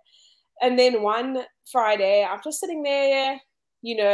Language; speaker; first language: English; native; English